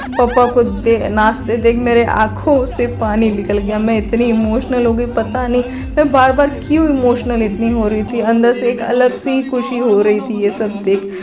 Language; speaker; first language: Hindi; non-native, local second language; Bangla